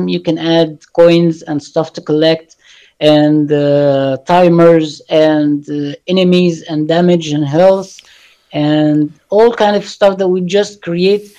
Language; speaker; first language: English; non-native, fluent; Arabic